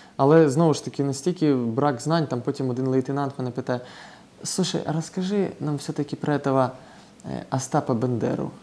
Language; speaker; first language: Ukrainian; non-native, local second language; Russian